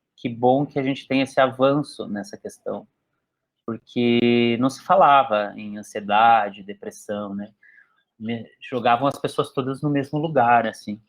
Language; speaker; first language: Portuguese; native; Portuguese